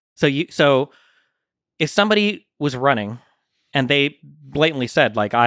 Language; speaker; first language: English; native; English